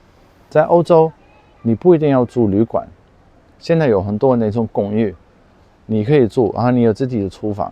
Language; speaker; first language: Chinese; non-native, fluent; Dutch